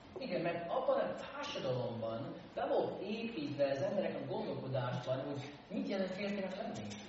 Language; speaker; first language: Hungarian; non-native, fluent; English